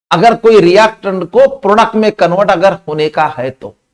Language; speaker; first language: Hindi; non-native, local second language; Marathi